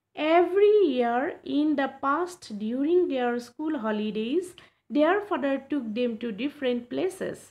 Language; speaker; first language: English; non-native, local second language; Assamese